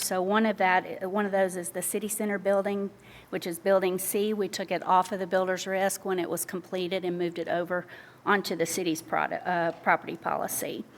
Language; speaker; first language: English; native; English